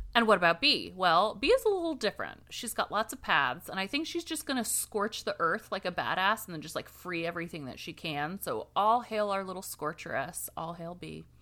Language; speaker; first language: English; native; English